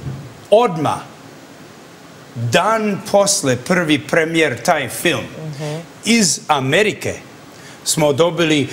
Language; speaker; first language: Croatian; early bilingual, heritage; English